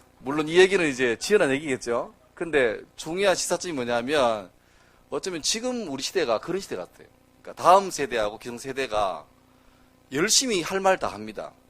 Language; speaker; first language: Korean; native; Korean